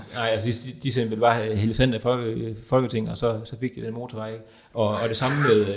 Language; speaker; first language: Danish; native; Danish